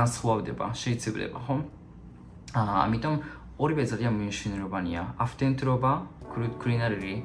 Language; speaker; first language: Georgian; non-native, fluent; Japanese